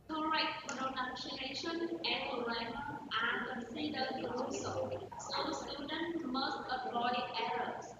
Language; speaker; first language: English; non-native, fluent; Vietnamese